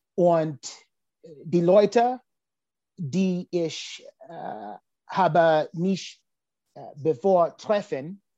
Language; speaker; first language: German; non-native, learner; English